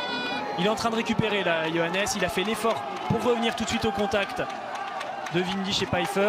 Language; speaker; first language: French; native; French